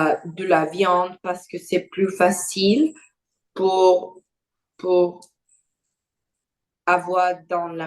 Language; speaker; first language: French; non-native, learner; Portuguese